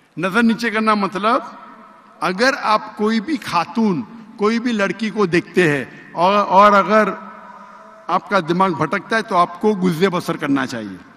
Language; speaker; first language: Urdu; non-native, local second language; Konkani